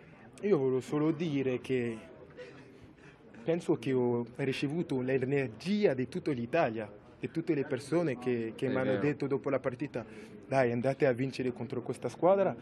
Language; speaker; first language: Italian; non-native, fluent; French